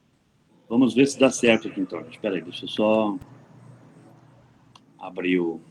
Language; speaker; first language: Portuguese; native; Portuguese